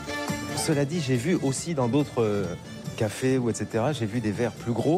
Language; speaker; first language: French; native; French